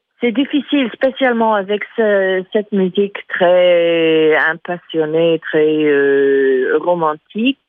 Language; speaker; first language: French; non-native, fluent; English